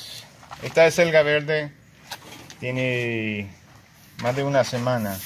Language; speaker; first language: Spanish; non-native, fluent; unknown